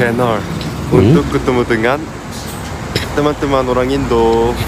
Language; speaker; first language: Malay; non-native, learner; Korean